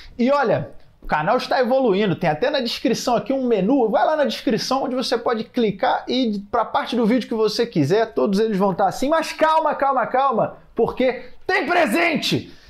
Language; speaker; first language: Portuguese; native; Portuguese